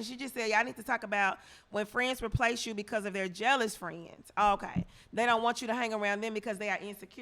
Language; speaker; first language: English; native; English